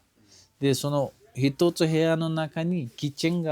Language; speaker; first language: Japanese; non-native, fluent; Kashmiri